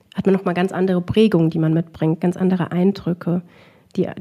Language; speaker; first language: German; early bilingual, other home language; Arabic